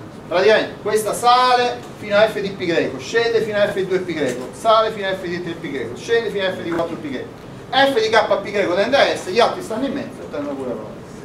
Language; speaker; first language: Italian; native; Italian